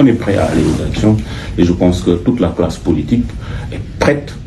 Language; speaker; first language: French; non-native, local second language; Wolof